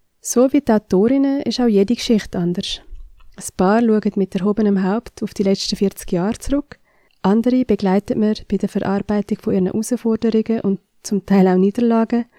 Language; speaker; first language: German; native; German